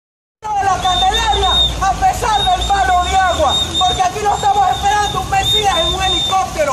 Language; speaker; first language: Spanish; native; Spanish